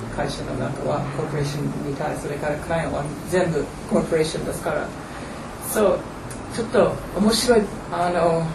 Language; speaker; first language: Japanese; non-native, fluent; English